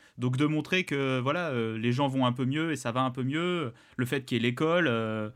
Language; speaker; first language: French; native; French